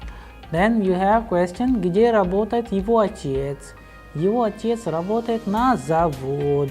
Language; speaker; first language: Russian; non-native, fluent; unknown